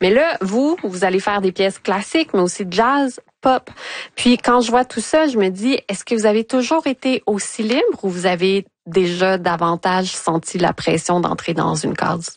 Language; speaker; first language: French; native; French